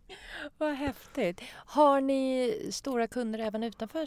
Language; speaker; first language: Swedish; non-native, fluent; Persian